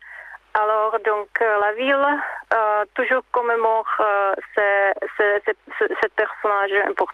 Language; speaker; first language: French; non-native, learner; Czech